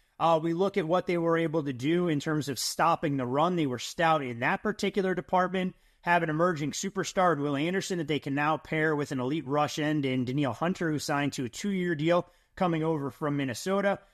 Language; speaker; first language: English; native; English